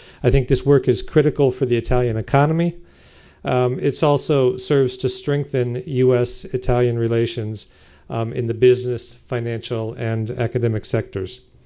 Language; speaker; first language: English; native; English